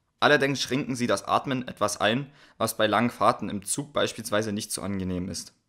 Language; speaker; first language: German; native; German